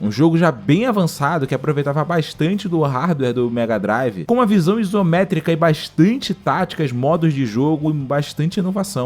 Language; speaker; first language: Portuguese; native; Portuguese